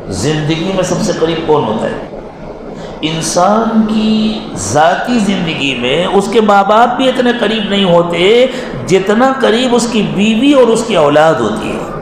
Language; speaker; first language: Urdu; native; Urdu